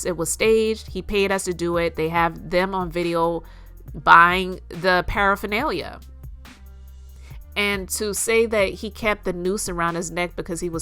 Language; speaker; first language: English; native; English